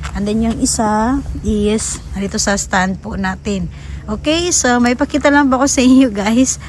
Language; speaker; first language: Filipino; non-native, local second language; Cebuano